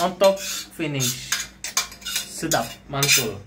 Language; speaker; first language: Indonesian; non-native, learner; Arabic